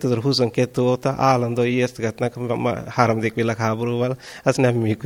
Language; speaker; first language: Hungarian; non-native, fluent; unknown